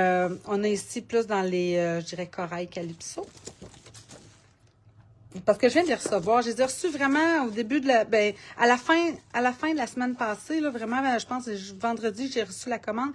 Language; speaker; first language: French; native; French